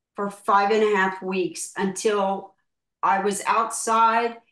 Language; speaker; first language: English; native; English